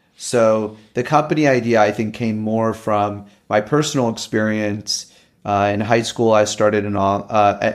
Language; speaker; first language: English; native; English